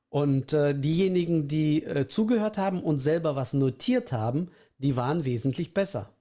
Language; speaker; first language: German; early bilingual, other home language; Russian